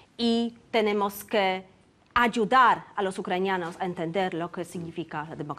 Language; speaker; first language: Spanish; non-native, fluent; Polish